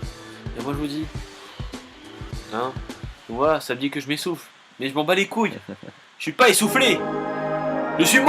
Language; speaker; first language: French; native; French